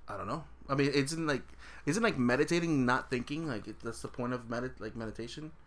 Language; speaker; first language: English; native; English